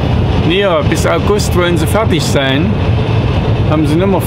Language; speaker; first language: German; native; German